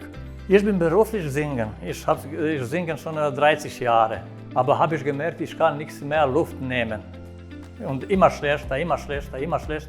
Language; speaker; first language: German; non-native, learner; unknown